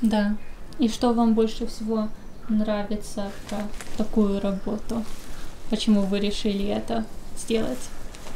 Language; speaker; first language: Russian; early bilingual, heritage; English